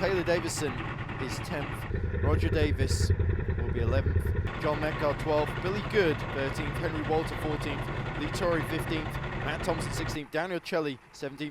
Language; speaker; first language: English; native; English